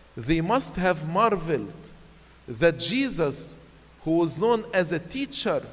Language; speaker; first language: English; non-native, fluent; Arabic